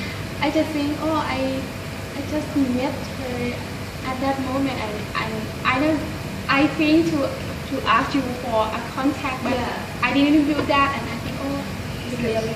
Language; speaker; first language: English; non-native, learner; Thai